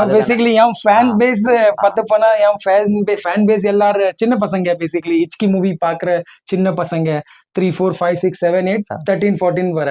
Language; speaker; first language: Tamil; early bilingual, heritage; Tamil